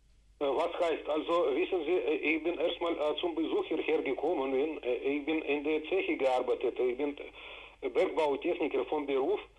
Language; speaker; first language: German; non-native, fluent; Russian